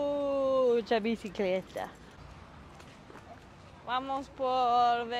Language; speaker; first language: Spanish; non-native, learner; Danish